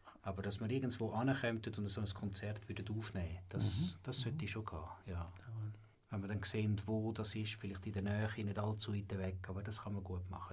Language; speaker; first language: German; native; German